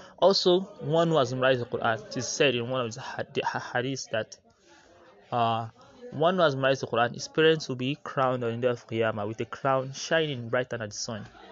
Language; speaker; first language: English; non-native, local second language; Yoruba